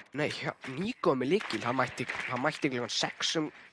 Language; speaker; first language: Icelandic; native; Icelandic